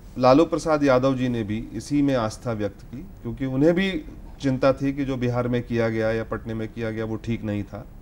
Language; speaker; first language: Hindi; native; Hindi